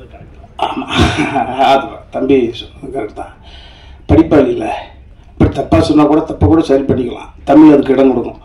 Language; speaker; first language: Tamil; native; Tamil